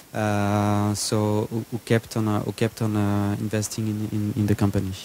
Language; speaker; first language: English; non-native, fluent; French